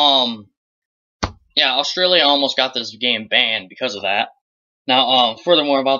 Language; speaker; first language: English; native; English